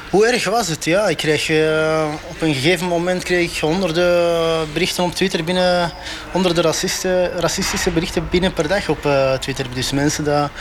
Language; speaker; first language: Dutch; non-native, local second language; Arabic